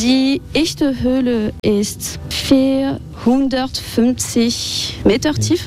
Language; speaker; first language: German; non-native, fluent; French